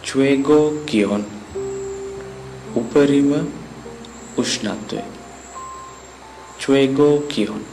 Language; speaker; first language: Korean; non-native, fluent; Sinhala